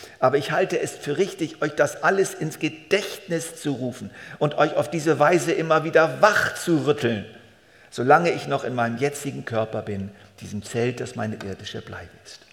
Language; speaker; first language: German; native; German